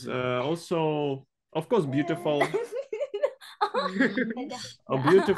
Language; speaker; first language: English; non-native, fluent; Russian